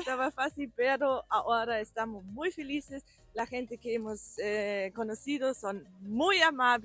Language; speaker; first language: Spanish; non-native, learner; German